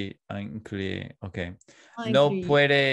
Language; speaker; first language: Spanish; non-native, learner; English